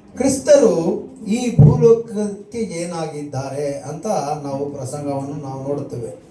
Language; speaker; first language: Kannada; non-native, local second language; Tamil